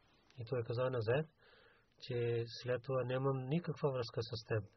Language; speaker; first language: Bulgarian; non-native, learner; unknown